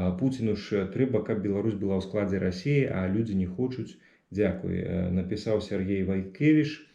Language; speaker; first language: Belarusian; non-native, local second language; Russian